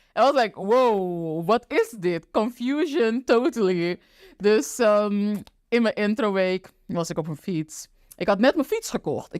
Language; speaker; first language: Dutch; non-native, local second language; Papiamento